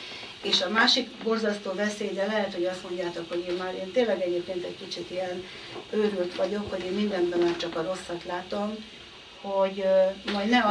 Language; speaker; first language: Hungarian; native; Hungarian